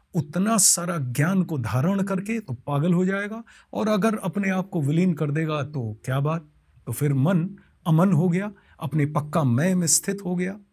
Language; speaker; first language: Hindi; non-native, local second language; Bangla